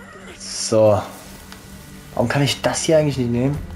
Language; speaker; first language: German; native; German